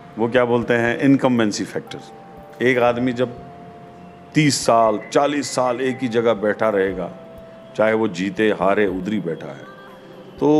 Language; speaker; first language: Hindi; non-native, local second language; Kashmiri